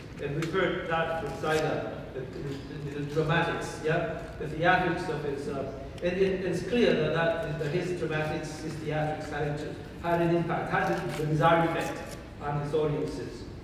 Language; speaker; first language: English; non-native, fluent; Spanish